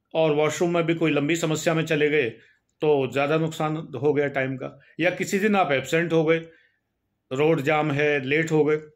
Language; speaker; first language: Hindi; native; Hindi